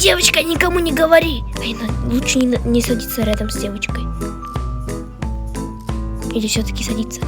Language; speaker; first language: Russian; non-native, local second language; Kazakh